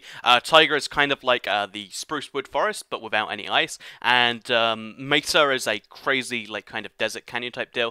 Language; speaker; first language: English; native; English